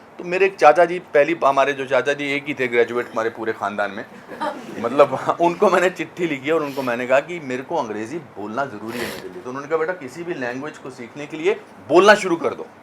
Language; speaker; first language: Hindi; native; Hindi